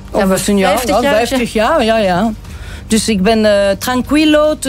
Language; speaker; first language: Dutch; non-native, local second language; French